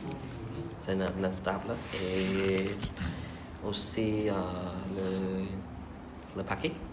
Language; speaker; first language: French; non-native, learner; Vietnamese